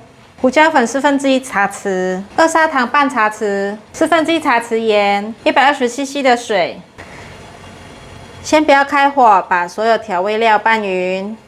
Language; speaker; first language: Chinese; native; Chinese